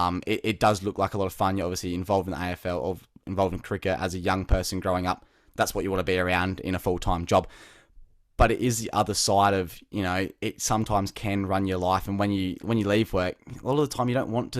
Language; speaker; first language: English; native; English